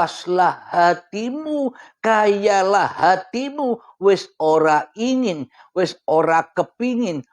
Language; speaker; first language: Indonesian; non-native, local second language; Javanese